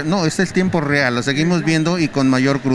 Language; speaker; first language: Spanish; native; Spanish